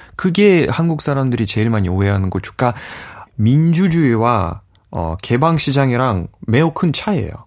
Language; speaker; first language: Korean; non-native, fluent; Russian